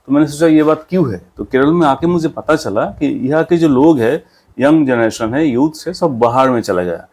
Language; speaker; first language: Hindi; non-native, local second language; Bangla